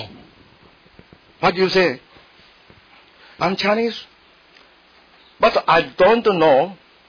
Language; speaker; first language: English; non-native, learner; Min Nan Chinese